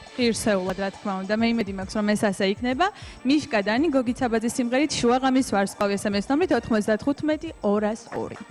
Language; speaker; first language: Georgian; native; Georgian